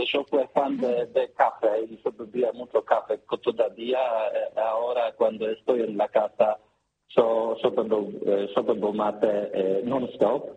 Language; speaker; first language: Spanish; non-native, learner; Polish